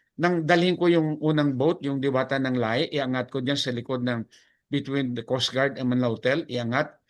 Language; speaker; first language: Filipino; non-native, local second language; Hiligaynon